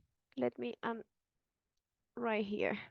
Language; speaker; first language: English; non-native, fluent; Spanish